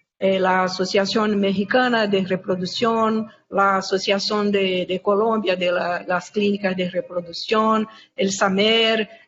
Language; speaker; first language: Spanish; non-native, fluent; Portuguese